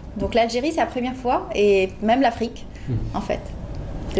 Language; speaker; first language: French; native; French